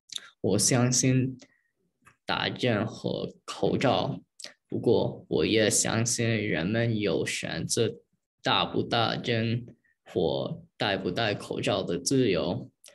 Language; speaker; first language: Chinese; early bilingual, heritage; Chinese